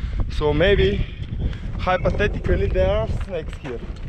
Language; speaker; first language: English; non-native, fluent; Bulgarian